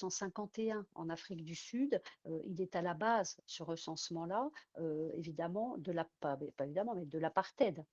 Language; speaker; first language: French; native; French